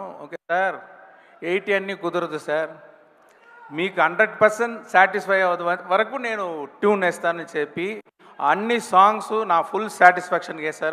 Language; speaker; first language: Telugu; non-native, fluent; Tamil